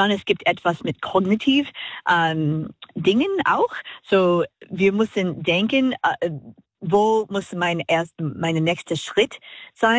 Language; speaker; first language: German; non-native, learner; English